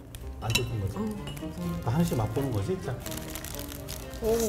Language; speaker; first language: Korean; native; Korean